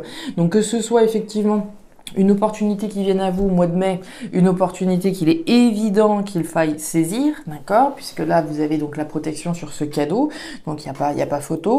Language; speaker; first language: French; native; French